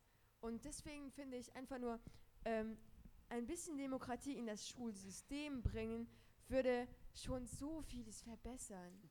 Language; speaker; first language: German; non-native, local second language; Luxembourgish